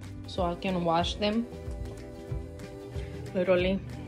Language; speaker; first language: English; early bilingual, other home language; Spanish